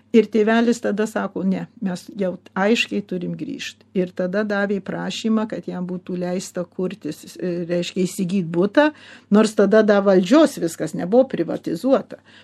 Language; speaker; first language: Lithuanian; early bilingual, heritage; Lithuanian